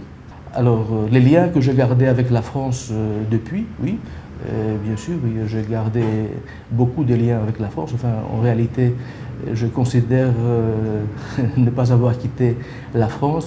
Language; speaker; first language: French; non-native, fluent; Greek